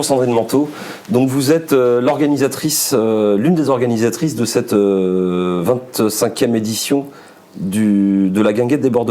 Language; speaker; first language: French; native; French